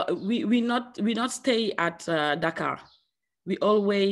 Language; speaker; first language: English; non-native, learner; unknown